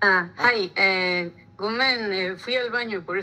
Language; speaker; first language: Japanese; non-native, learner; Spanish